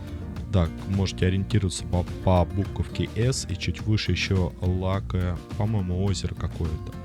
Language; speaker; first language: Russian; native; Russian